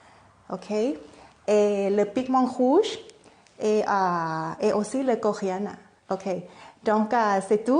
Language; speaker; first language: French; non-native, fluent; Thai